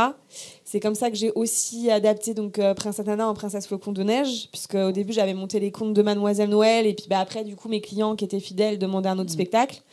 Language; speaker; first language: French; native; French